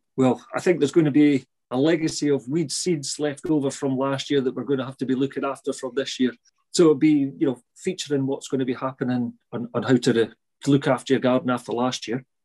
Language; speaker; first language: English; native; English